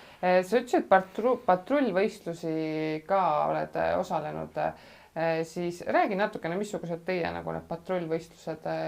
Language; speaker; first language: Estonian; native; Estonian